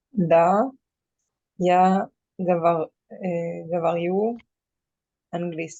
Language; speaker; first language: Russian; non-native, learner; Hebrew